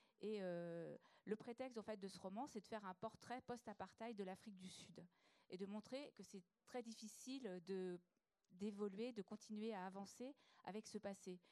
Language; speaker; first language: French; native; French